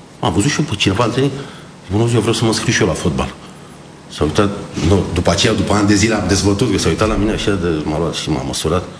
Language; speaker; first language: Romanian; native; Romanian